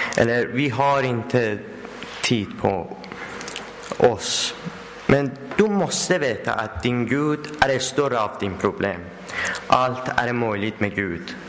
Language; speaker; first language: Swedish; non-native, learner; Persian